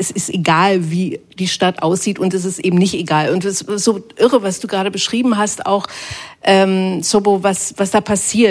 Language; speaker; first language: German; native; German